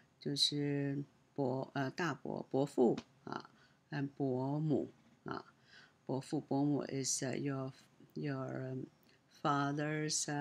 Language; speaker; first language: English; non-native, learner; Chinese